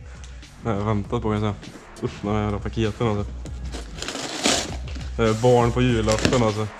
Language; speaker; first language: Swedish; native; Swedish